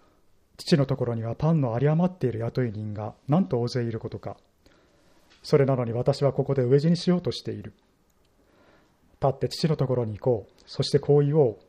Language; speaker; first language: Japanese; native; Japanese